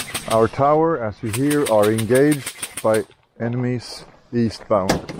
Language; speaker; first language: English; non-native, fluent; Swedish